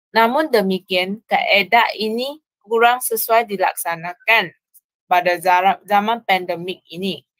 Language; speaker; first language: Malay; non-native, local second language; Chinese